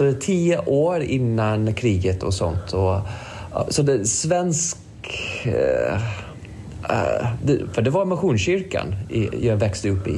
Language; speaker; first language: Swedish; non-native, fluent; English